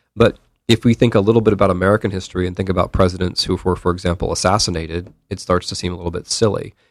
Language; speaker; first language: English; native; English